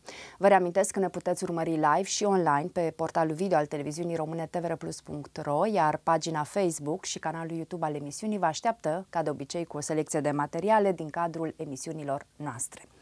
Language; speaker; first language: Romanian; native; Romanian